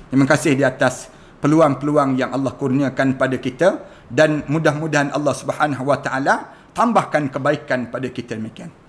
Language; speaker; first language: Malay; native; Malay